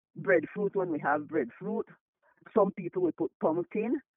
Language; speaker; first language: English; non-native, local second language; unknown